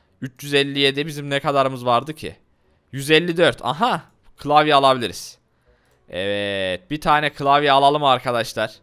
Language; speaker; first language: Turkish; native; Turkish